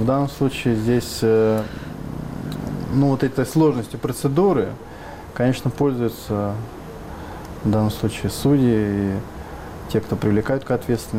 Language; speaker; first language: Russian; native; Russian